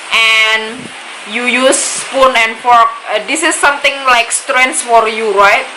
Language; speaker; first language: English; non-native, learner; Indonesian